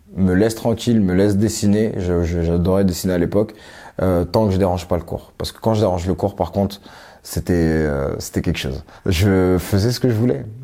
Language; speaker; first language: French; native; French